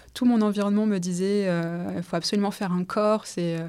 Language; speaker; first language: French; native; French